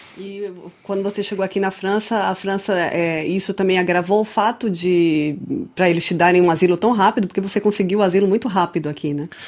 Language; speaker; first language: Portuguese; native; Portuguese